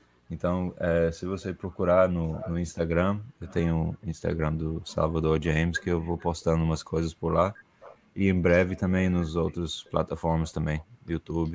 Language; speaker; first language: Portuguese; non-native, fluent; English